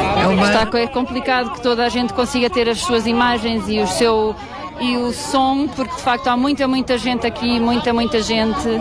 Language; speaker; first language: Portuguese; native; Portuguese